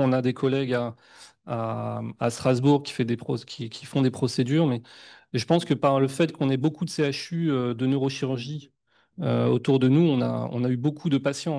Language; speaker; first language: French; native; French